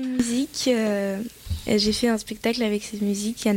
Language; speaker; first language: French; non-native, learner; Russian